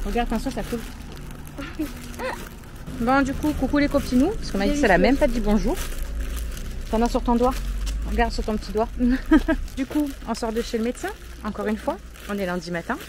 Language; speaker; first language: French; native; French